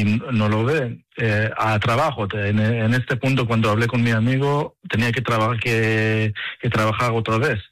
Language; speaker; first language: Spanish; non-native, fluent; Hebrew